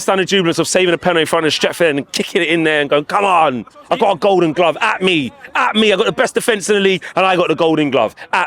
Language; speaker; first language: English; native; English